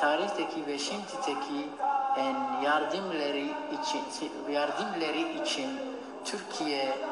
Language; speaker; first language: Turkish; non-native, learner; Somali